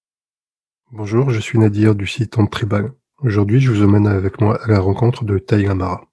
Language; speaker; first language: French; native; French